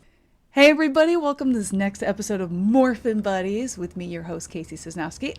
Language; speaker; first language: English; native; English